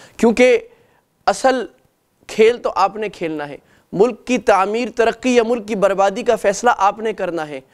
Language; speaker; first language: Urdu; native; Urdu